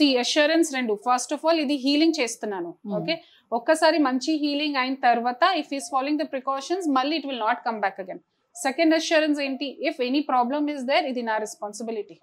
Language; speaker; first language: Telugu; non-native, local second language; Hindi